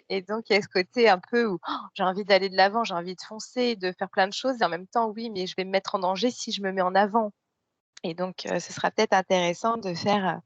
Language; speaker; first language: French; native; French